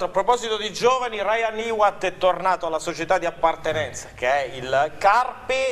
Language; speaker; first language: Italian; native; Italian